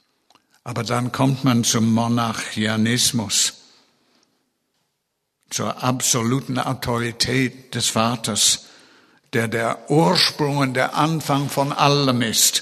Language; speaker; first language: German; non-native, fluent; English